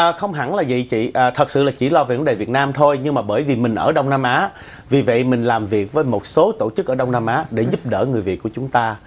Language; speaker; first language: Vietnamese; early bilingual, other home language; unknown